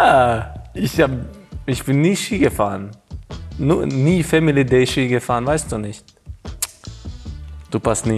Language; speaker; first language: German; non-native, fluent; Hungarian